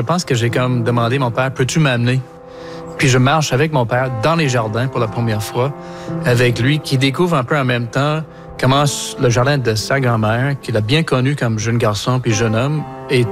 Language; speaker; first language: French; native; French